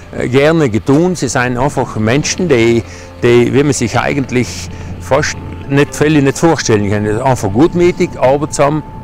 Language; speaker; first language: German; native; German